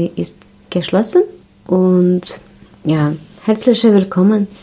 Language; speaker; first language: German; non-native, learner; Russian